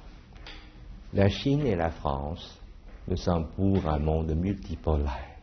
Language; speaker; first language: French; non-native, fluent; Chinese